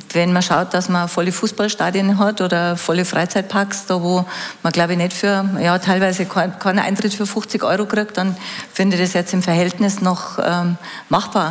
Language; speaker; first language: German; native; German